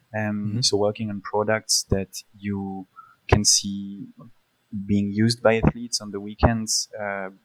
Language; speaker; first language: English; early bilingual, other home language; Polish